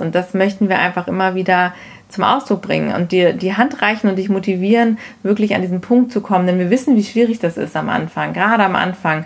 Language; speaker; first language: German; native; German